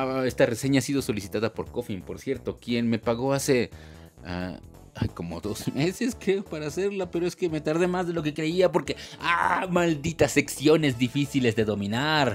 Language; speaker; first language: Spanish; native; Spanish